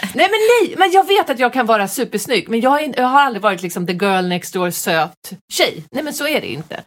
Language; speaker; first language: Swedish; native; Swedish